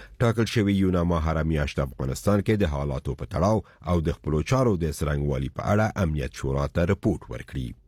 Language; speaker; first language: Pashto; native; Pashto